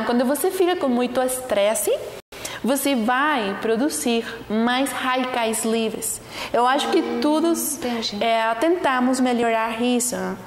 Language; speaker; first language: Portuguese; non-native, learner; Spanish